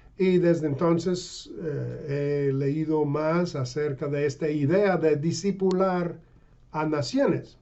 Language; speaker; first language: Spanish; non-native, fluent; English